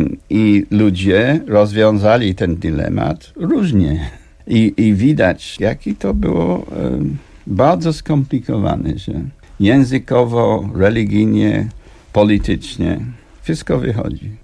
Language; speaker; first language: Polish; non-native, fluent; English